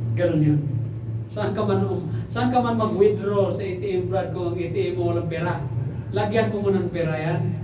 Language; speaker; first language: Filipino; non-native, local second language; Cebuano